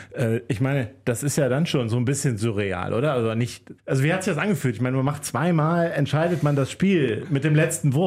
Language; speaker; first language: German; native; German